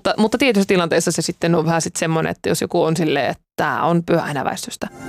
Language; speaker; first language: Finnish; native; Finnish